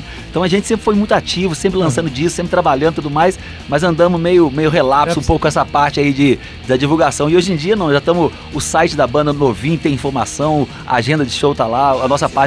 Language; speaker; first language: Portuguese; native; Portuguese